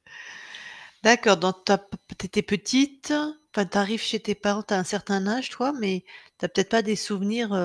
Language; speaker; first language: French; native; French